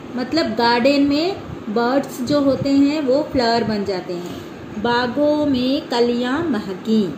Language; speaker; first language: Hindi; non-native, local second language; Telugu